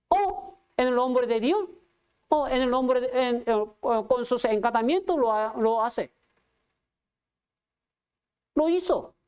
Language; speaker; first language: Spanish; non-native, fluent; Korean